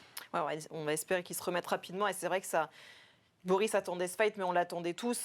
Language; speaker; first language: French; native; French